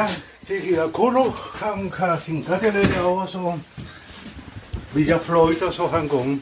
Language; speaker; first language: Danish; non-native, learner; Spanish